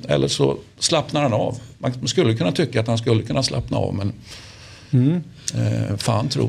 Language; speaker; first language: Swedish; native; Swedish